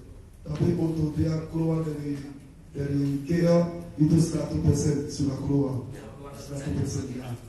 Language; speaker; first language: Indonesian; non-native, fluent; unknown